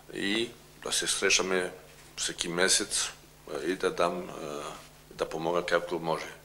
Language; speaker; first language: Bulgarian; non-native, learner; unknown